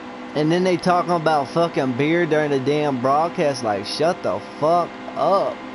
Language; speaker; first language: English; native; English